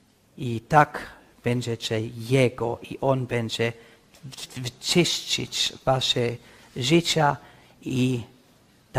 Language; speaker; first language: Polish; non-native, learner; English